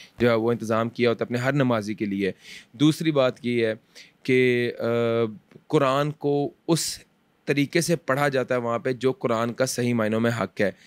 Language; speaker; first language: Urdu; early bilingual, heritage; Urdu